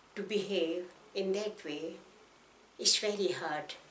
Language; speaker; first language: English; non-native, local second language; Pashto